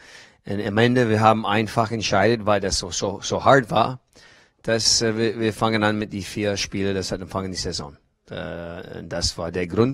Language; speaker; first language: German; non-native, learner; English